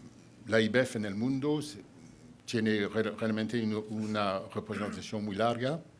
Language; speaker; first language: Spanish; non-native, fluent; French